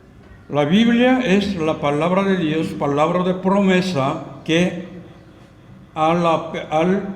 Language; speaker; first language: Spanish; non-native, fluent; Korean